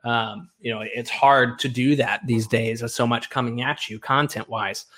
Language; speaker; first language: English; native; English